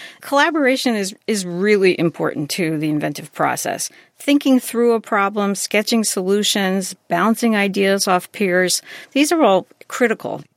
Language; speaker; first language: English; native; English